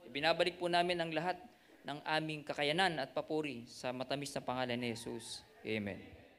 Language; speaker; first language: Filipino; native; Filipino